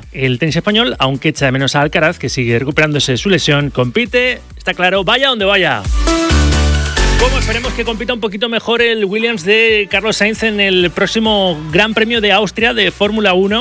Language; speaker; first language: Spanish; native; Spanish